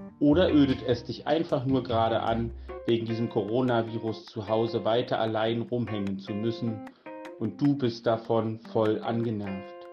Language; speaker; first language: German; native; German